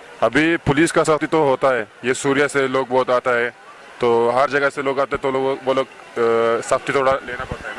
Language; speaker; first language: Hindi; non-native, local second language; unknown